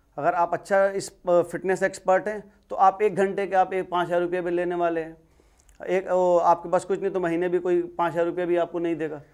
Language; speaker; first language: Hindi; native; Hindi